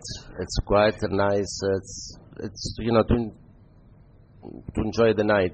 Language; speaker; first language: English; non-native, fluent; Italian